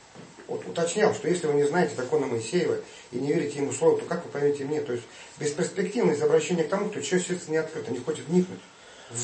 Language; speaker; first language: Russian; native; Russian